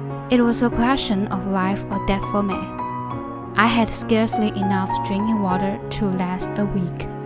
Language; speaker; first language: English; non-native, fluent; Chinese